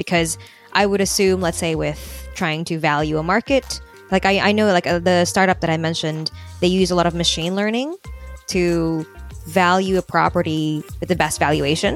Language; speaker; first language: English; native; English